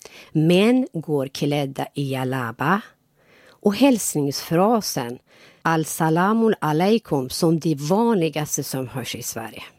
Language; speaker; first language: Swedish; non-native, fluent; Persian